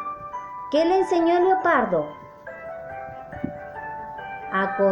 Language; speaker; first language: Spanish; native; Spanish